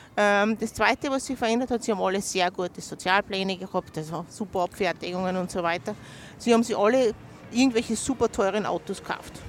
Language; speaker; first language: German; native; German